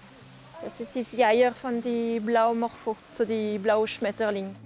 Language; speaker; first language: German; non-native, local second language; French